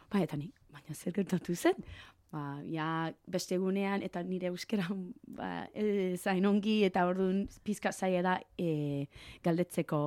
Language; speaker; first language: Basque; non-native, learner; English